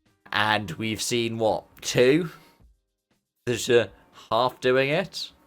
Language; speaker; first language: English; native; English